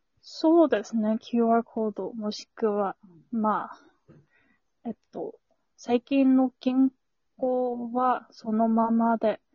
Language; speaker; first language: Japanese; non-native, learner; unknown